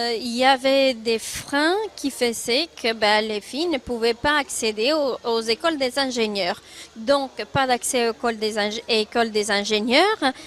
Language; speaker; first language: French; non-native, fluent; Spanish